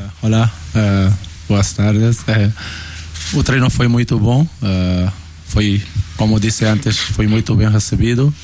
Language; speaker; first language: Portuguese; non-native, local second language; Kabuverdianu